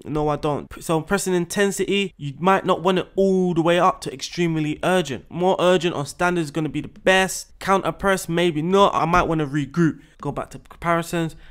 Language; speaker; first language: English; native; English